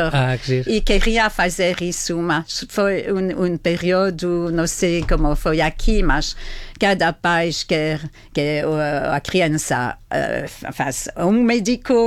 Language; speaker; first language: Portuguese; non-native, learner; French